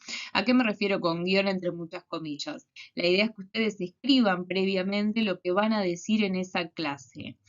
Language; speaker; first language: Spanish; native; Spanish